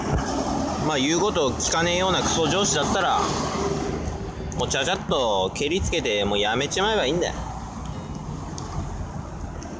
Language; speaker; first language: Japanese; native; Japanese